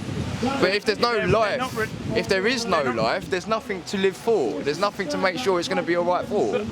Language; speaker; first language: English; native; English